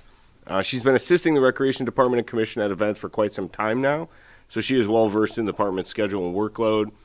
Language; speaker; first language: English; native; English